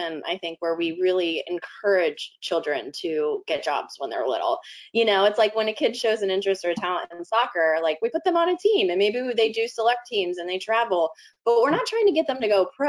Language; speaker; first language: English; native; English